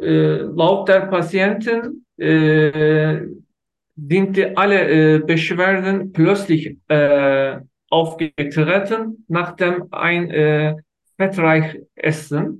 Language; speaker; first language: German; non-native, learner; Turkish